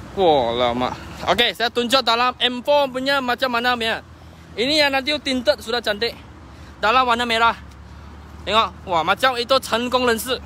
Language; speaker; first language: Malay; non-native, local second language; Chinese